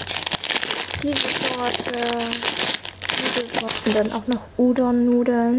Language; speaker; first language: German; early bilingual, other home language; Vietnamese